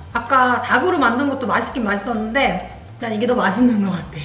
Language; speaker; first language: Korean; native; Korean